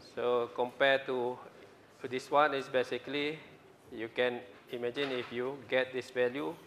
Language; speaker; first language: English; non-native, local second language; Malay